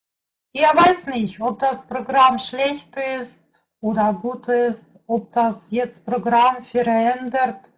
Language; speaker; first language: German; non-native, fluent; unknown